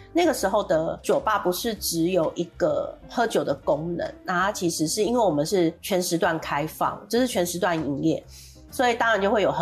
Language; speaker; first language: Chinese; non-native, local second language; Min Nan Chinese